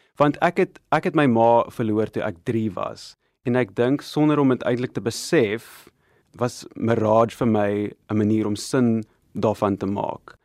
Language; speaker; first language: Afrikaans; non-native, local second language; English